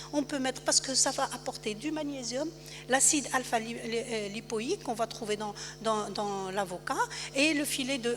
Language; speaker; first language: French; non-native, local second language; Arabic